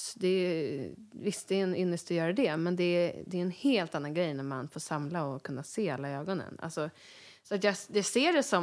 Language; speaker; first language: Swedish; native; Swedish